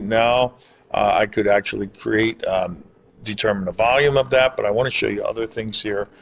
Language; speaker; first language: English; native; English